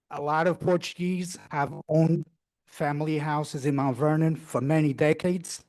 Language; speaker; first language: English; non-native, fluent; Portuguese